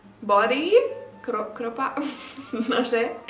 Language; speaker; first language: Spanish; non-native, learner; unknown